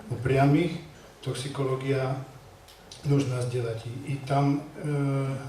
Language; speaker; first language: Russian; non-native, learner; Slovak